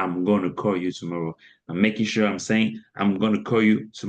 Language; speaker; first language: English; non-native, fluent; French